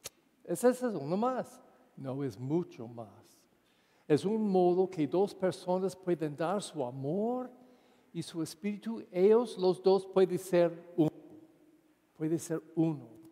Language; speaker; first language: Spanish; non-native, fluent; English